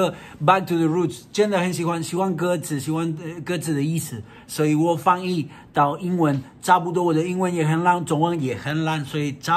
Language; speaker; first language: Chinese; non-native, learner; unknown